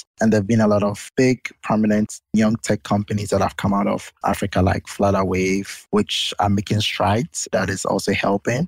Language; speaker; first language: English; non-native, local second language; Akan